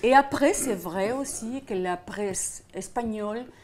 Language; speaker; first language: French; non-native, fluent; Spanish